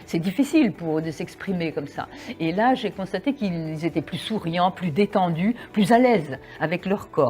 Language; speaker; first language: French; native; French